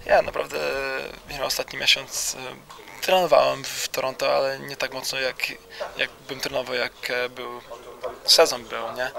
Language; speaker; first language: Polish; early bilingual, heritage; Polish